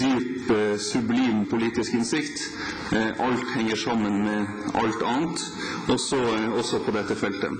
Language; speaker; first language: Norwegian; native; Norwegian